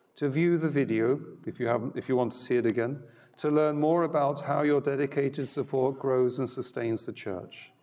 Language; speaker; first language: English; native; English